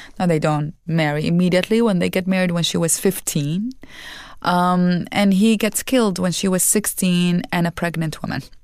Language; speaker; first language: English; non-native, fluent; Arabic